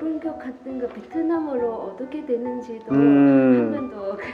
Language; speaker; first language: Korean; non-native, learner; Vietnamese